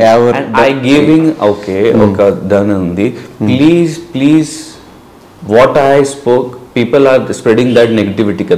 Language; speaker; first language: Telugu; non-native, learner; Hindi